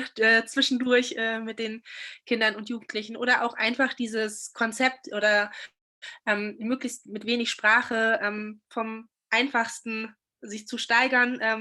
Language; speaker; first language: German; native; German